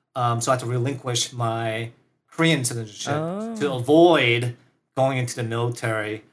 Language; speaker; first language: English; early bilingual, other home language; Korean